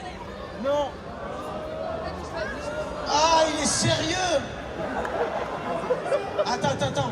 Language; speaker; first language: French; native; French